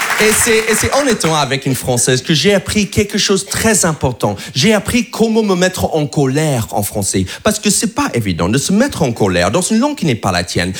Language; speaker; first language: French; non-native, fluent; English